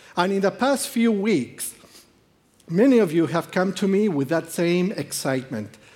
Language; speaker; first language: English; non-native, fluent; Spanish